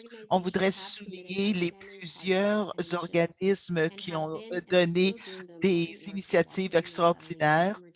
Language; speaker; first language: French; non-native, fluent; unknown